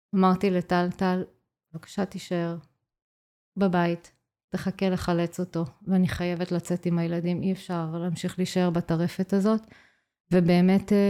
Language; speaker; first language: Hebrew; native; Hebrew